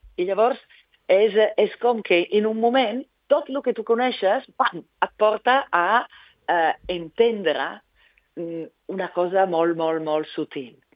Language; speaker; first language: Catalan; non-native, fluent; Italian